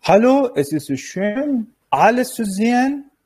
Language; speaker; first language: German; non-native, learner; Persian